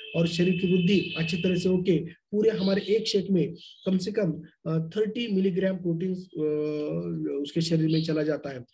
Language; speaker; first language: Hindi; non-native, local second language; Marathi